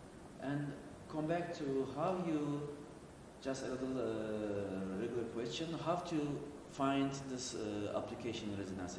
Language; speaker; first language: English; non-native, learner; Turkish